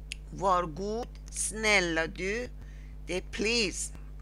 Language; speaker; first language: Swedish; non-native, fluent; Persian